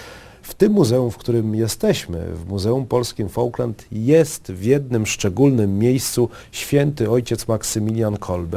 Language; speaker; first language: Polish; native; Polish